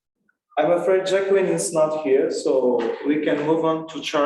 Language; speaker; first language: English; non-native, fluent; Portuguese